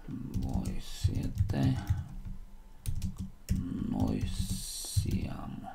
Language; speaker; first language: Italian; non-native, learner; Slovak